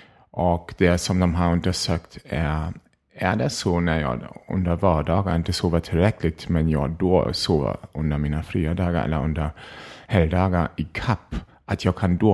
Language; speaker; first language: Swedish; non-native, fluent; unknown